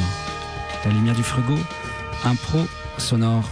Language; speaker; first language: French; native; French